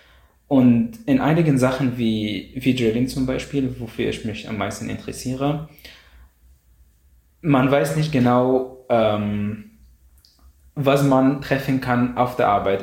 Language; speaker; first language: German; non-native, fluent; Arabic